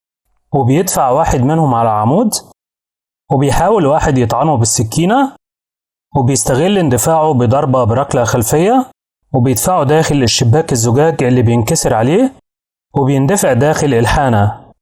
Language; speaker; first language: Arabic; native; Arabic